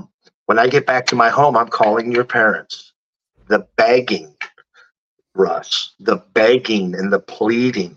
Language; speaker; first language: English; native; English